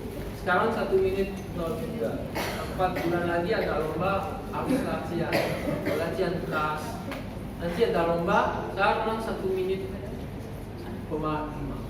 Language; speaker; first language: Indonesian; non-native, learner; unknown